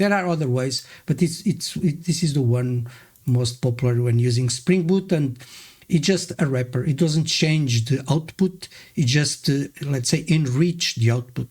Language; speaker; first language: English; non-native, fluent; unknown